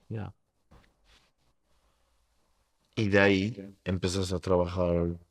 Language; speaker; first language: Spanish; early bilingual, heritage; Spanish